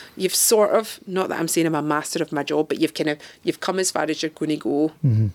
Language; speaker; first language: English; native; English